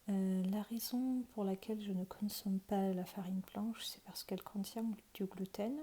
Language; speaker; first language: French; non-native, fluent; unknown